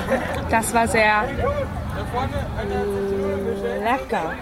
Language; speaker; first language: German; non-native, learner; English